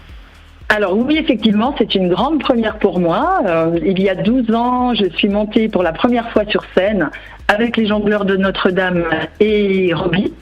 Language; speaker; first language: French; native; French